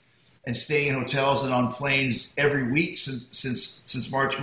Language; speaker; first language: English; native; English